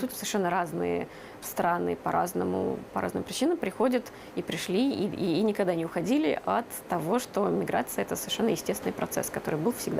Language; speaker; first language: Russian; native; Russian